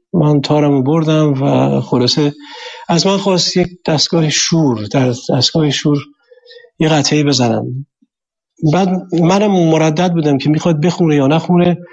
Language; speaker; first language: Persian; native; Persian